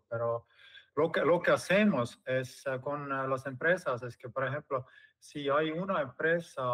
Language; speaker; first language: Spanish; non-native, fluent; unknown